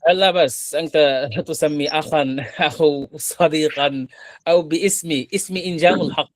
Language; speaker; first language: Arabic; non-native, fluent; Bangla